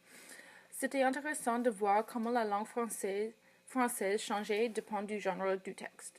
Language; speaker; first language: French; non-native, fluent; English